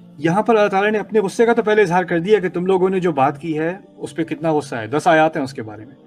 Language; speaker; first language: Urdu; native; Urdu